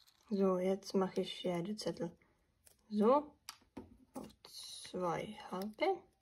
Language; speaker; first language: German; non-native, learner; Czech